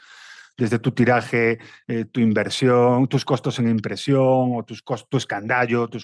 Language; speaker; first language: Spanish; native; Spanish